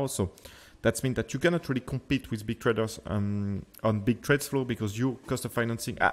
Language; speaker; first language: English; non-native, fluent; French